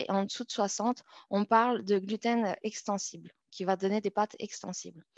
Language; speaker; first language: French; native; French